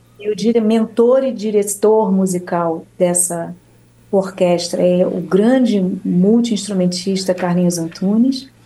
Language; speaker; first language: Portuguese; native; Portuguese